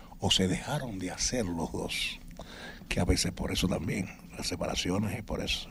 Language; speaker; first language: Spanish; native; Spanish